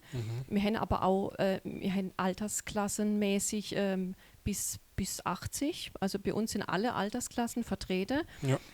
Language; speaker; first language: German; native; German